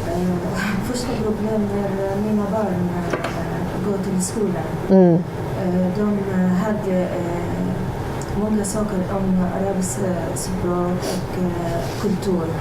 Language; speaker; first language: Swedish; non-native, learner; Arabic